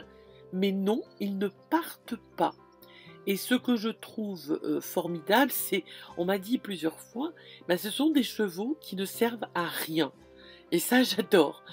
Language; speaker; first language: French; native; French